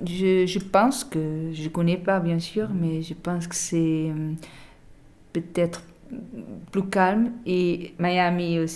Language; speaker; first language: French; non-native, learner; Portuguese